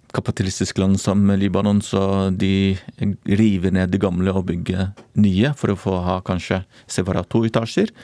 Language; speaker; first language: Norwegian; non-native, fluent; Arabic